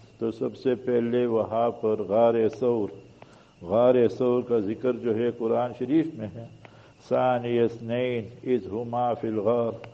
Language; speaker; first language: Urdu; native; Urdu